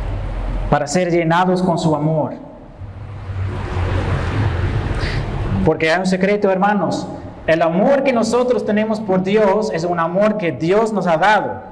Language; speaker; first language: Spanish; non-native, fluent; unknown